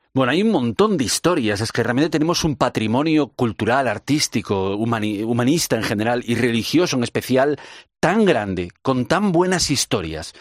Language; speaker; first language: Spanish; native; Spanish